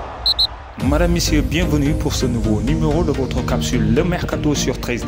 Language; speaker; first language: French; non-native, local second language; Wolof